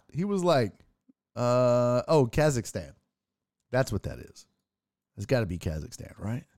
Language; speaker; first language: English; early bilingual, other home language; German